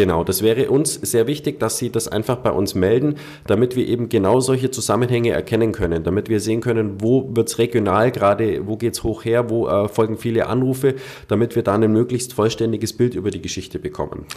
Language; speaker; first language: German; native; German